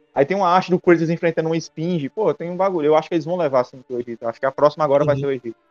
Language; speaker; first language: Portuguese; native; Portuguese